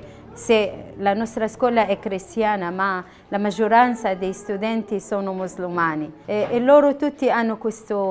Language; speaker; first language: Italian; non-native, learner; Arabic